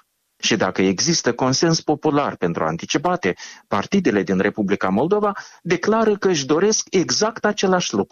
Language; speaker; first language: Romanian; native; Romanian